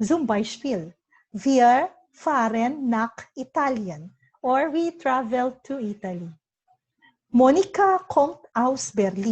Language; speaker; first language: German; non-native, learner; Filipino